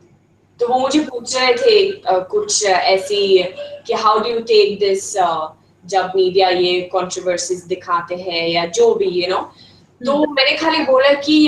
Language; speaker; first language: Hindi; non-native, fluent; Swedish